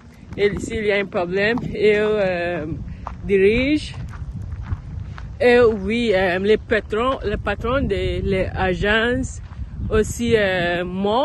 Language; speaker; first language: French; non-native, learner; English